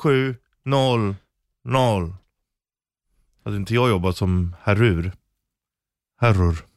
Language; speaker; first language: Swedish; native; Swedish